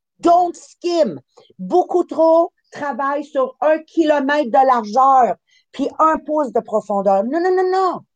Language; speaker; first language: French; native; French